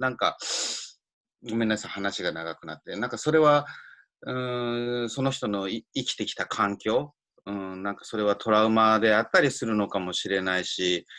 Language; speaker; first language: Japanese; native; Japanese